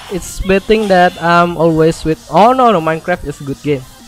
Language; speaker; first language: English; non-native, learner; Indonesian